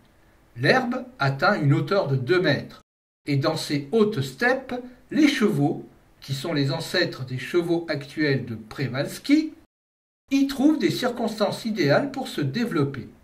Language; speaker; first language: French; native; French